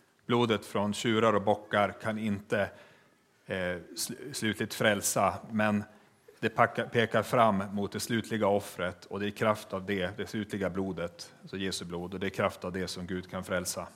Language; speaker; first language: Swedish; native; Swedish